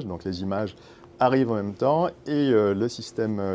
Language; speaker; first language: French; native; French